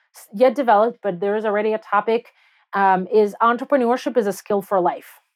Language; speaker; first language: English; non-native, fluent; Russian